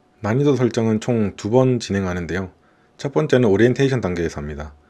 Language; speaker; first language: Korean; native; Korean